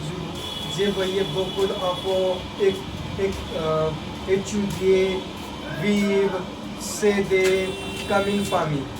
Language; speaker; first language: French; non-native, learner; Hindi